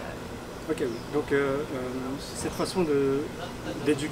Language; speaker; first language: French; early bilingual, other home language; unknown